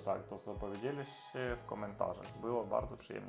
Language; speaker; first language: Polish; non-native, learner; Russian